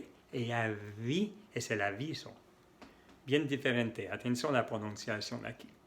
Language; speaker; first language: Spanish; non-native, fluent; French